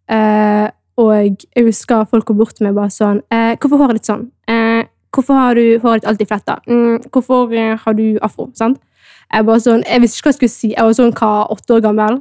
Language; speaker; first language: Norwegian; early bilingual, other home language; Amharic